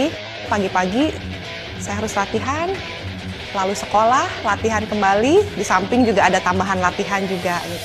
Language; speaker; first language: Indonesian; native; Indonesian